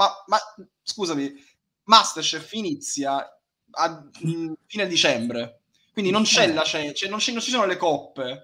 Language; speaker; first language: Italian; native; Italian